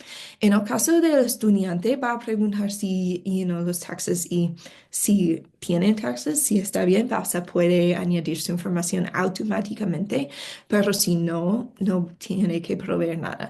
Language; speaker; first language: Spanish; non-native, fluent; English